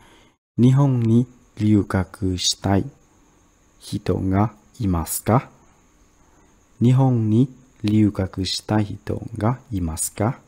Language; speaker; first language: Japanese; non-native, fluent; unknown